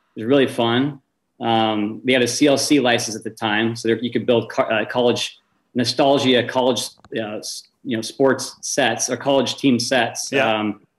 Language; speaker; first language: English; native; English